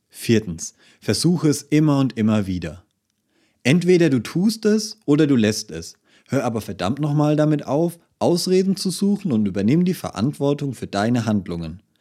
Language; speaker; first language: German; native; German